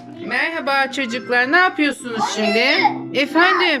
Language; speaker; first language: Turkish; native; Turkish